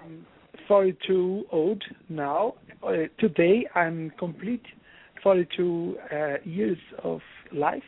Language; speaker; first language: English; non-native, learner; Portuguese